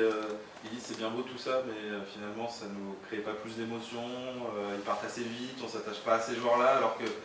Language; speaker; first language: French; native; French